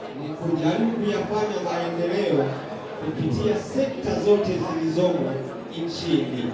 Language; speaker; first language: Swahili; non-native, local second language; Rundi